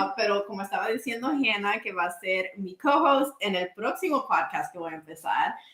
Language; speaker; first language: Spanish; early bilingual, other home language; English